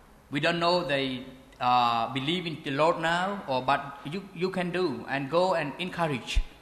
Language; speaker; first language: English; non-native, fluent; Khmer